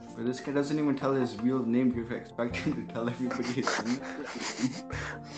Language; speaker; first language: English; early bilingual, other home language; Punjabi